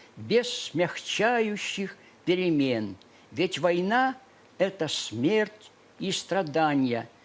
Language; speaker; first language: Russian; non-native, local second language; Ukrainian